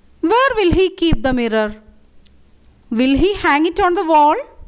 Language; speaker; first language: English; non-native, local second language; Malayalam